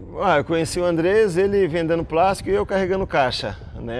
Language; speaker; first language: Portuguese; native; Portuguese